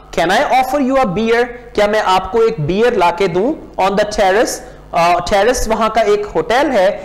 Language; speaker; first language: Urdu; non-native, local second language; Punjabi